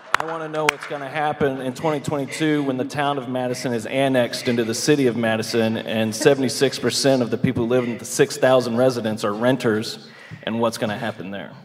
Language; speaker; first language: English; native; English